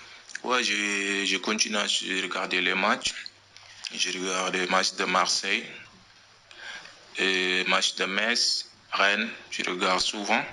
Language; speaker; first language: French; non-native, local second language; Wolof